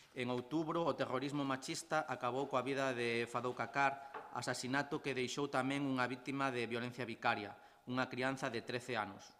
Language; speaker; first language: Galician; non-native, local second language; Spanish